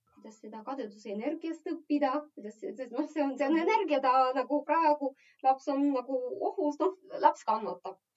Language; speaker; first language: Estonian; non-native, local second language; Russian